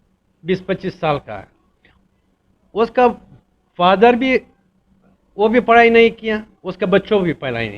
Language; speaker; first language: Hindi; non-native, fluent; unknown